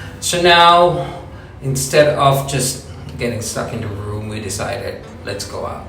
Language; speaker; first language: English; non-native, local second language; Filipino